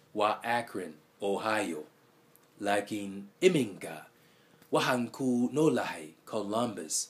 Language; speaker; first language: Somali; non-native, learner; English